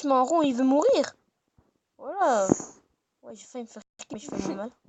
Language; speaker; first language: French; native; French